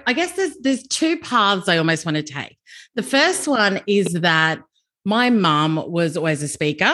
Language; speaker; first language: English; native; English